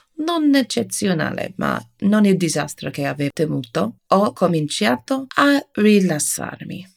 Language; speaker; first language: Italian; non-native, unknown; English